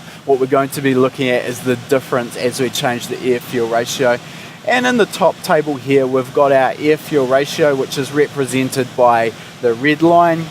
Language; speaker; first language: English; native; English